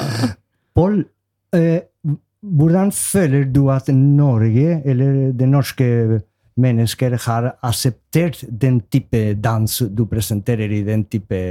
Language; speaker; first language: Norwegian; non-native, learner; Spanish